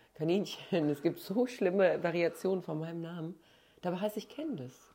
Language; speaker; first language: German; early bilingual, other home language; English